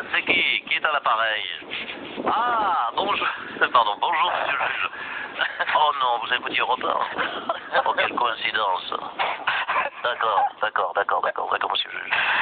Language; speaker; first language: French; native; French